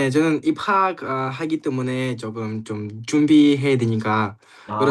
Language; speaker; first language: Korean; non-native, learner; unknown